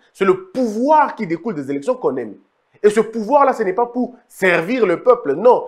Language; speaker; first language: French; non-native, local second language; Lingala